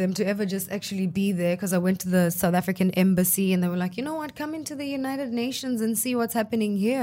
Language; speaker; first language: English; non-native, local second language; Xhosa